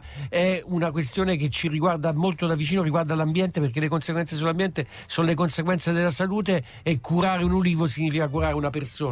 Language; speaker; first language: Italian; native; Italian